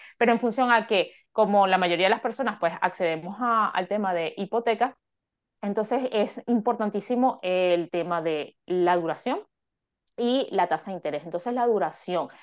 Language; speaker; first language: Spanish; native; Spanish